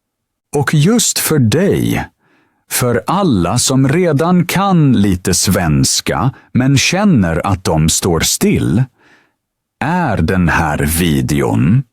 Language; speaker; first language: Swedish; non-native, fluent; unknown